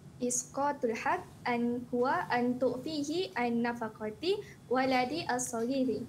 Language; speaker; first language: Arabic; non-native, learner; Malay